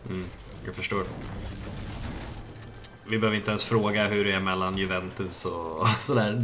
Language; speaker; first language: Swedish; native; Swedish